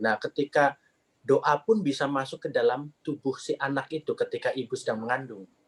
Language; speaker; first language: Indonesian; non-native, local second language; Javanese